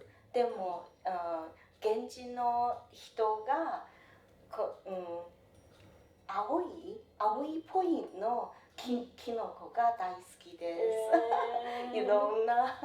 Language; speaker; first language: Japanese; non-native, fluent; Chinese